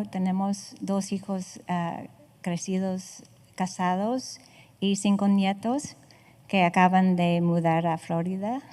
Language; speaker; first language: Spanish; non-native, fluent; English